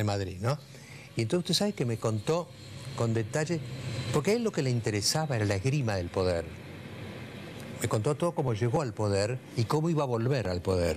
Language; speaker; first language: Spanish; native; Spanish